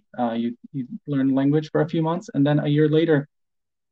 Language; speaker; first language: English; non-native, fluent; Polish